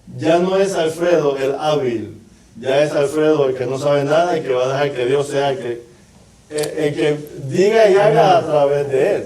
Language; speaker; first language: Spanish; native; Spanish